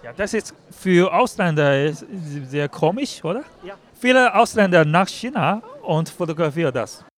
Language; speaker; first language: German; non-native, learner; Chinese